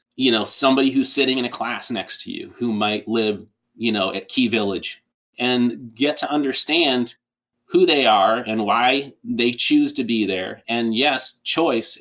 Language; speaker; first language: English; native; English